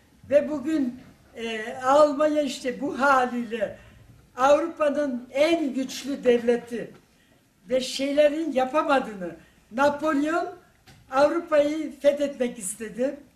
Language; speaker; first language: Turkish; non-native, fluent; German